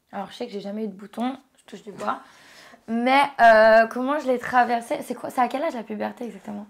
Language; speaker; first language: French; native; French